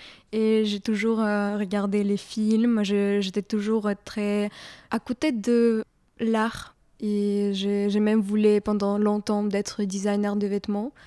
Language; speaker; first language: French; non-native, fluent; Ukrainian